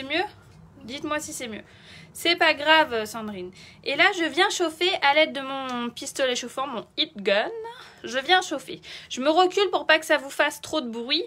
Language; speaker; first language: French; native; French